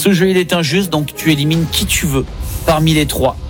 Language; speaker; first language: French; native; French